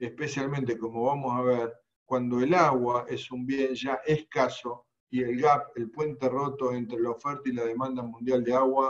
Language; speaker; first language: Spanish; native; Spanish